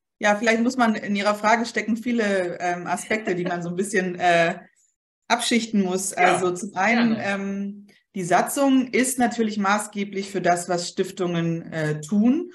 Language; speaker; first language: German; early bilingual, other home language; Polish